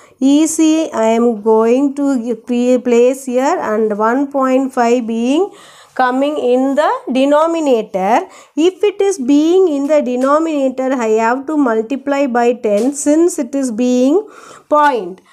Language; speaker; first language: English; non-native, local second language; Tamil